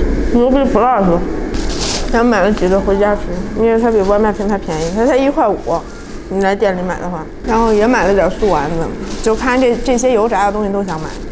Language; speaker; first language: Chinese; native; Chinese